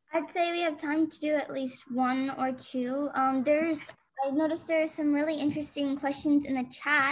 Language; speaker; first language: English; native; English